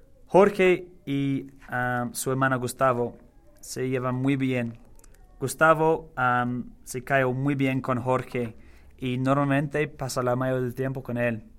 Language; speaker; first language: Spanish; non-native, learner; English